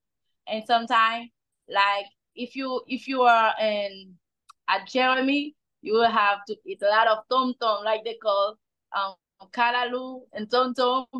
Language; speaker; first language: English; non-native, learner; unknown